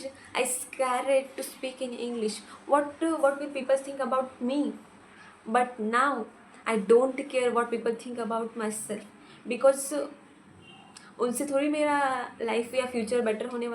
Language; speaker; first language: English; non-native, local second language; Hindi